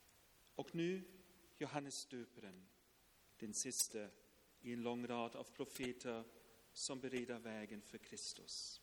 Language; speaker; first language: Swedish; non-native, fluent; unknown